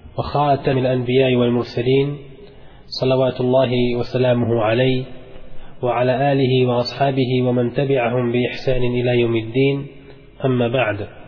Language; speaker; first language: Arabic; native; Arabic